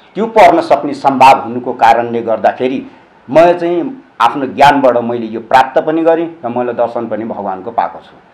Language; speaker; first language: Nepali; native; Nepali